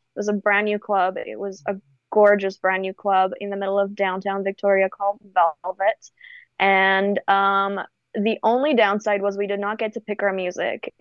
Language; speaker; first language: English; native; English